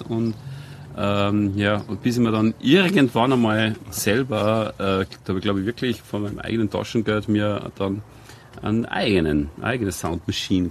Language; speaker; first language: German; native; German